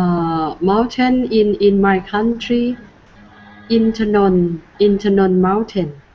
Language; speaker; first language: English; non-native, learner; Thai